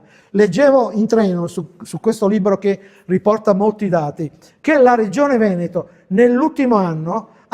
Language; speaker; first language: Italian; native; Italian